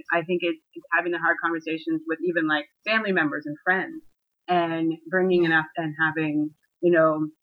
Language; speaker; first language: English; native; English